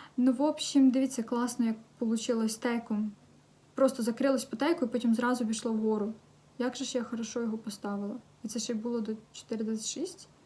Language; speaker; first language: Ukrainian; non-native, local second language; Russian